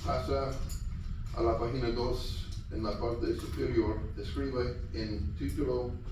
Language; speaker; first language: Spanish; non-native, learner; English